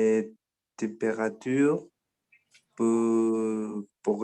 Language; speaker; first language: French; non-native, learner; Spanish